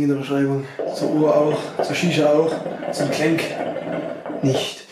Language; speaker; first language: German; native; German